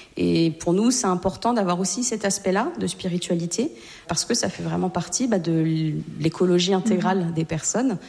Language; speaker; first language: French; native; French